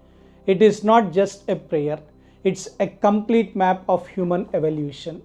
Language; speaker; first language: English; non-native, local second language; Telugu